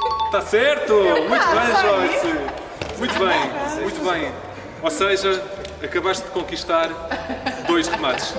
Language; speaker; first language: Portuguese; native; Portuguese